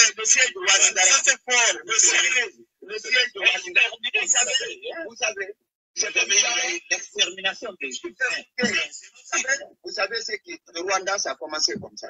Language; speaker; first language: French; non-native, local second language; Fula